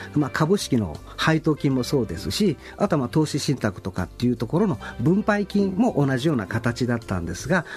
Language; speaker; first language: Japanese; native; Japanese